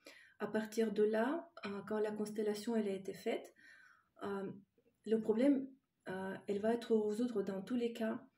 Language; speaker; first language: French; non-native, fluent; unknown